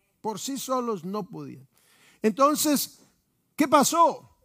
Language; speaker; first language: Spanish; native; Spanish